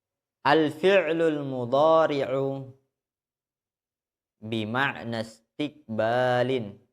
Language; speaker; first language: Arabic; non-native, fluent; Indonesian